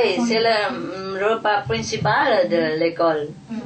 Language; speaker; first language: French; non-native, fluent; Vietnamese